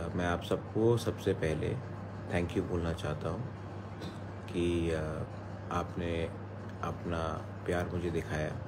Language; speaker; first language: Hindi; non-native, local second language; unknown